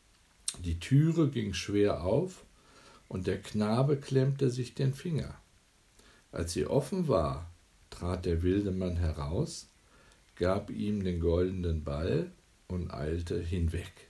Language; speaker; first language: German; native; German